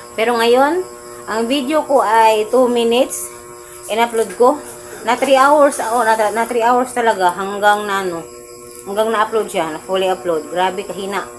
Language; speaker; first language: Filipino; non-native, local second language; Cebuano